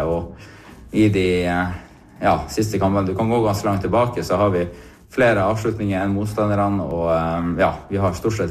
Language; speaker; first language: Norwegian; native; Norwegian